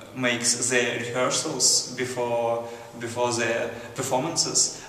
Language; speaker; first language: English; non-native, fluent; Russian